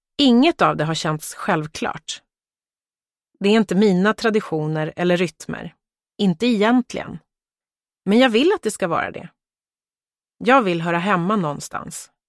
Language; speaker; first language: Swedish; early bilingual, other home language; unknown